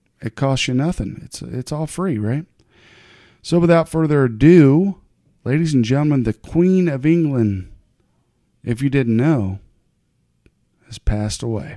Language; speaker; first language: English; native; English